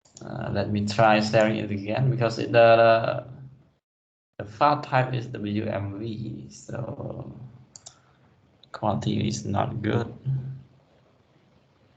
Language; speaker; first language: English; non-native, fluent; Khmer